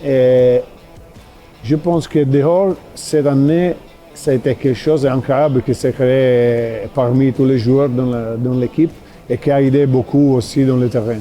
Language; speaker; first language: French; non-native, fluent; Italian